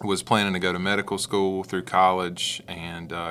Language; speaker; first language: English; native; English